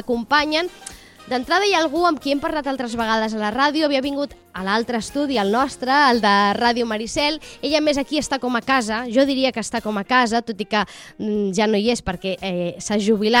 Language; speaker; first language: Catalan; native; Catalan